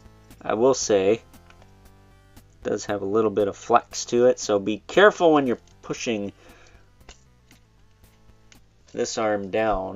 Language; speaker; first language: English; native; English